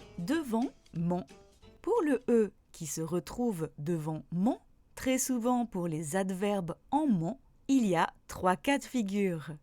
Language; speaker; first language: French; native; French